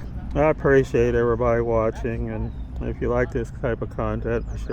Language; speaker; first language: English; native; English